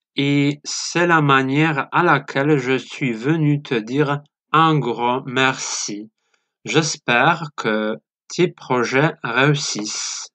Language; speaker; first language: French; non-native, learner; Polish